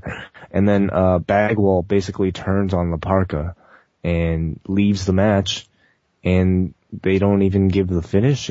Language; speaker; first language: English; native; English